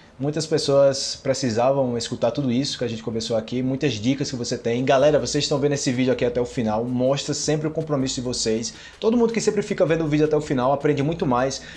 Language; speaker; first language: Portuguese; native; Portuguese